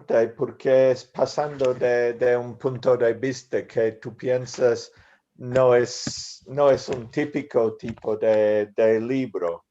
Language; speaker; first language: Spanish; non-native, learner; English